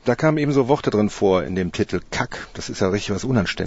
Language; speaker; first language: German; native; German